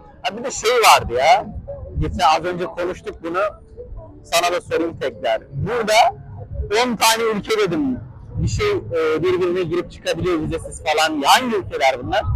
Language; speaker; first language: Turkish; native; Turkish